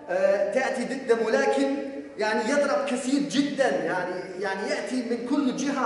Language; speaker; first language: Arabic; non-native, fluent; Polish